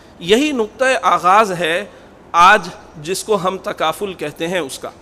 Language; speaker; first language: Urdu; native; Urdu